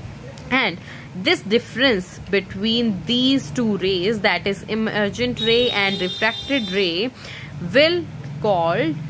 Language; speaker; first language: English; non-native, local second language; Hindi